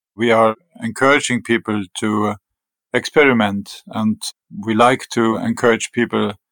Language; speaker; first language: English; non-native, fluent; German